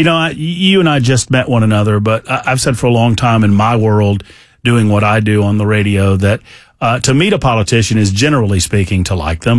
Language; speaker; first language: English; native; English